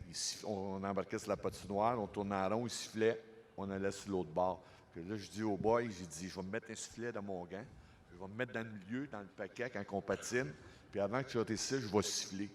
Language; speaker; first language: French; native; French